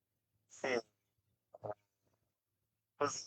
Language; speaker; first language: Italian; non-native, learner; Bangla